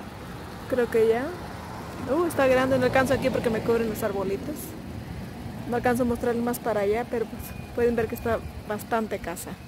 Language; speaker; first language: Spanish; native; Spanish